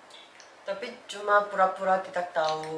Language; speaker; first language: Indonesian; non-native, learner; Korean